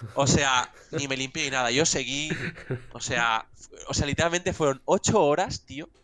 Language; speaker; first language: Spanish; non-native, local second language; Catalan